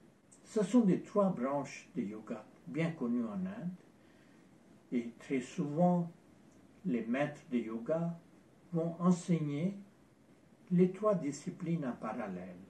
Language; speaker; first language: French; non-native, fluent; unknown